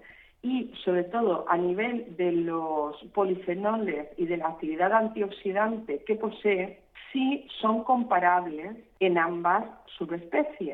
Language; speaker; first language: Spanish; native; Spanish